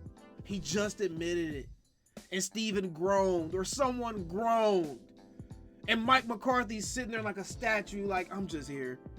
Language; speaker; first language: English; native; English